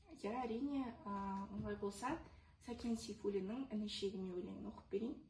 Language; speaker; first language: Kazakh; non-native, local second language; Russian